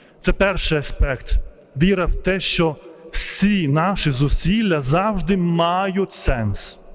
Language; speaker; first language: Ukrainian; non-native, fluent; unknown